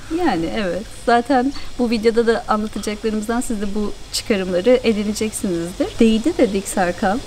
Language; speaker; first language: Turkish; native; Turkish